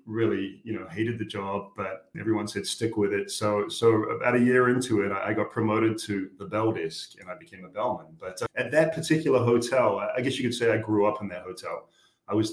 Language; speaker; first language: English; native; English